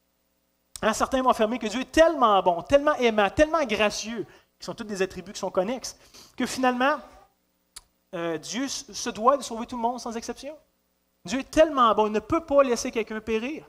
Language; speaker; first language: French; native; French